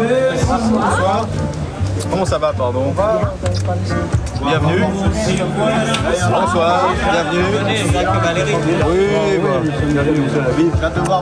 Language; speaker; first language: French; native; French